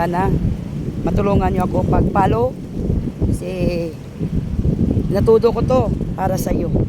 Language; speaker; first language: Filipino; non-native, local second language; Hiligaynon